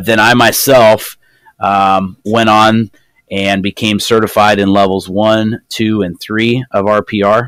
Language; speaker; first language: English; native; English